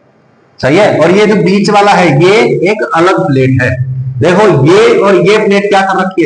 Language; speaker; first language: Hindi; native; Hindi